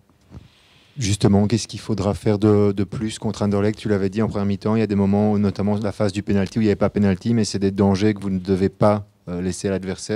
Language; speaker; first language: French; native; French